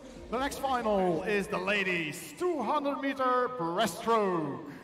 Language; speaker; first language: English; non-native, fluent; Dutch